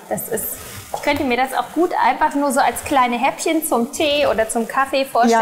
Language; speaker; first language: German; native; German